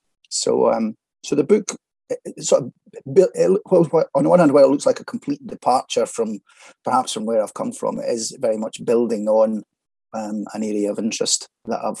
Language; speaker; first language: English; native; English